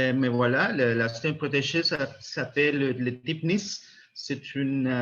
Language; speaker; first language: French; non-native, learner; Spanish